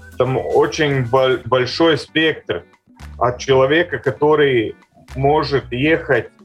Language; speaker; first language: Russian; non-native, local second language; Latvian